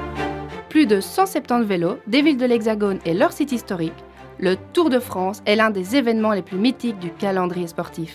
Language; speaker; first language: French; native; French